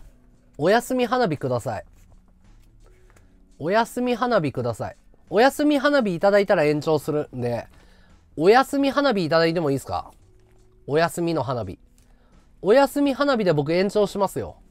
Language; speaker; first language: Japanese; native; Japanese